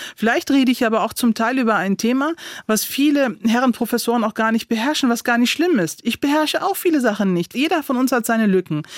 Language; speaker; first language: German; early bilingual, other home language; Turkish